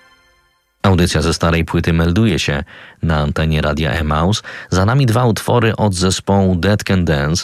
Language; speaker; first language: Polish; native; Polish